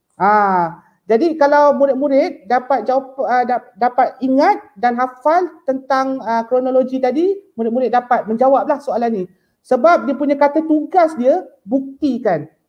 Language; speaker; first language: Malay; native; Malay